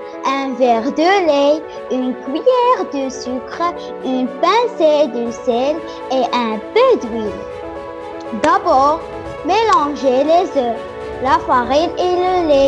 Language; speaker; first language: French; non-native, learner; Arabic